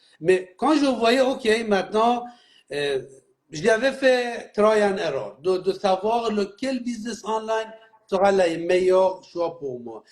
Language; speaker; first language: French; non-native, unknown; Persian